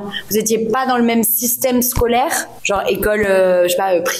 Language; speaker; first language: French; native; French